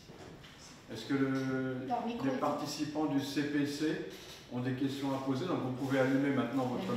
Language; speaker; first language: French; native; French